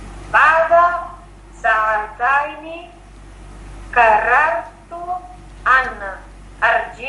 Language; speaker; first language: Arabic; non-native, learner; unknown